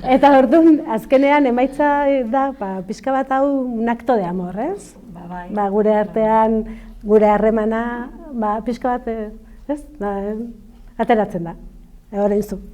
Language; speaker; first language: Basque; non-native, local second language; Spanish